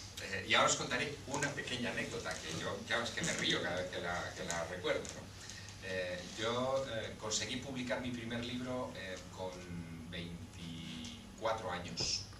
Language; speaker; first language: Spanish; native; Spanish